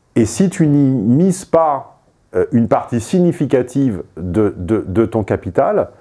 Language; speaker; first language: French; native; French